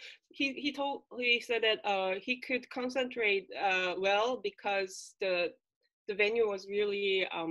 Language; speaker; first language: English; non-native, fluent; Korean